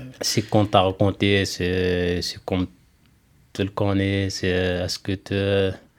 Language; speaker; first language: French; non-native, local second language; Kabyle